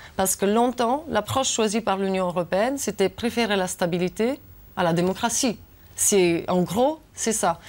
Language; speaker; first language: French; non-native, fluent; Bulgarian